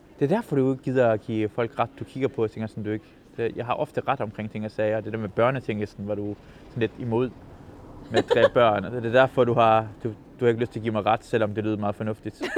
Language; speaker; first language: Danish; early bilingual, other home language; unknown